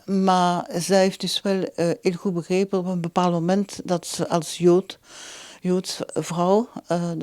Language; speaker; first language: Dutch; non-native, local second language; French